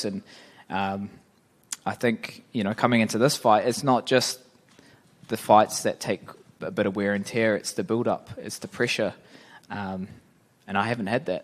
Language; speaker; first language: English; native; English